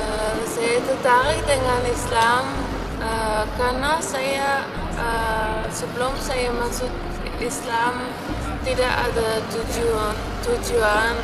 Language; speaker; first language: Indonesian; non-native, fluent; Dutch